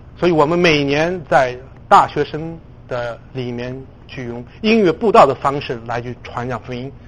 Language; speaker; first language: Chinese; native; Chinese